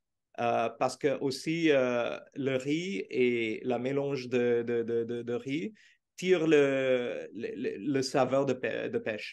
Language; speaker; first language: French; non-native, fluent; Portuguese